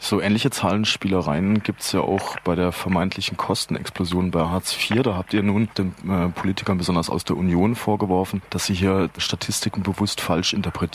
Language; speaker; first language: German; native; German